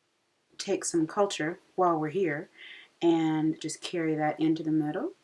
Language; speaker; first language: English; native; English